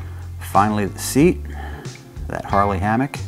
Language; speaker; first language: English; native; English